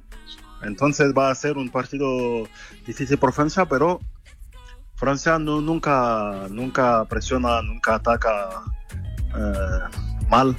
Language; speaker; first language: Spanish; non-native, fluent; French